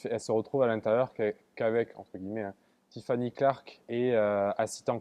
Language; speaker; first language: French; native; French